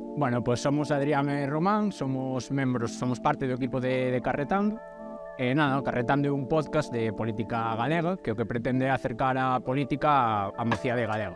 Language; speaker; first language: Galician; non-native, local second language; Spanish